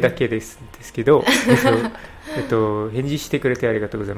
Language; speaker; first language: Japanese; non-native, learner; English